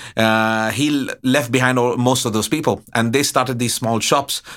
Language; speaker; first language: English; non-native, local second language; Hindi